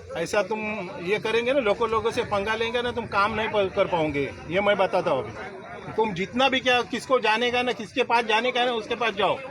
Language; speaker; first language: Hindi; non-native, local second language; Marathi